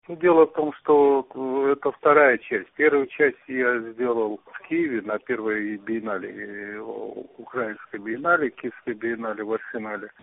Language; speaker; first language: Russian; non-native, local second language; Uzbek